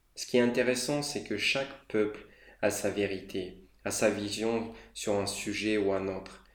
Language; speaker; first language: French; non-native, fluent; Romanian